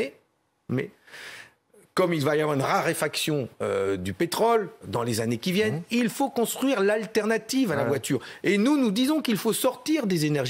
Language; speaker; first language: French; native; French